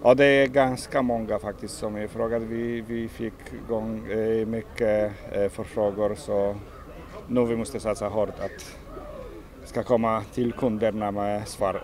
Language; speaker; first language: Swedish; non-native, learner; Polish